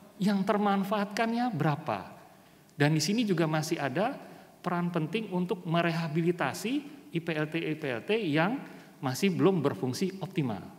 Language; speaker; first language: Indonesian; native; Indonesian